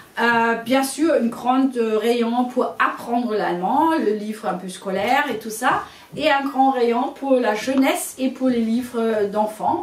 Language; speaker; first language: French; non-native, fluent; German